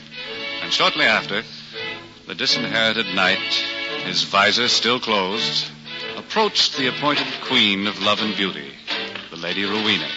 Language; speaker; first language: English; native; English